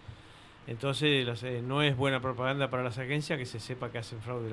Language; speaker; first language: Spanish; native; Spanish